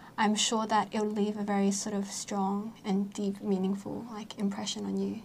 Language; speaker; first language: English; native; English